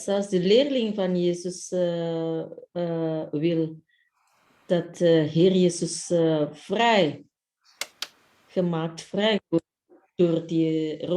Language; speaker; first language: Dutch; non-native, fluent; Indonesian